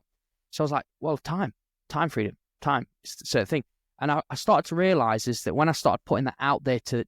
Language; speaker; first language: English; native; English